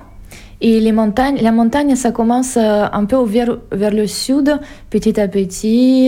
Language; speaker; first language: French; non-native, fluent; Russian